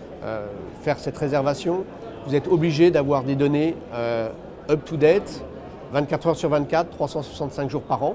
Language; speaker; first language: French; native; French